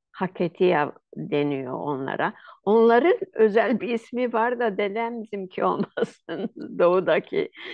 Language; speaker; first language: Turkish; non-native, local second language; Ladino